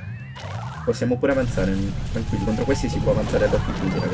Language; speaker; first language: Italian; native; Italian